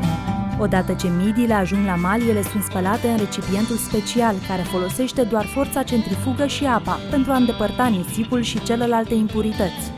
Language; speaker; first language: Romanian; native; Romanian